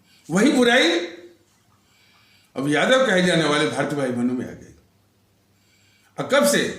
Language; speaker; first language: Hindi; native; Hindi